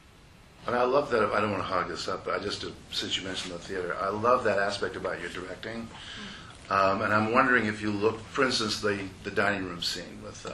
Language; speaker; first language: English; native; English